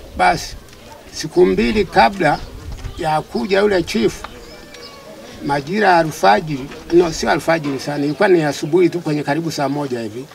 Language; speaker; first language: Swahili; non-native, local second language; Sukuma